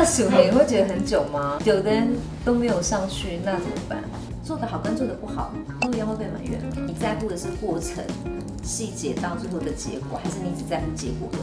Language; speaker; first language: Chinese; native; Chinese